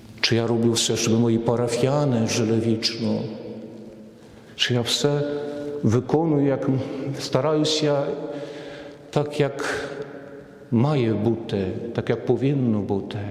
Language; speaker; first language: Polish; non-native, learner; Ukrainian